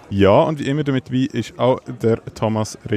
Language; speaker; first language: German; native; German